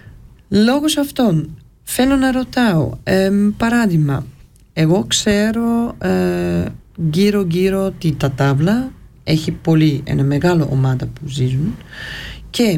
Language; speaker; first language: Greek; early bilingual, heritage; Greek